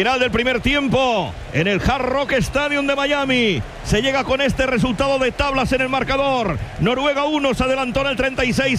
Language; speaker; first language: Spanish; native; Spanish